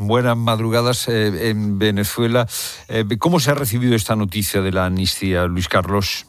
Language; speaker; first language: Spanish; native; Spanish